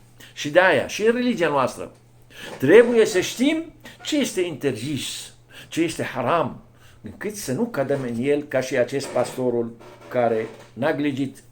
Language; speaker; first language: Romanian; non-native, fluent; Arabic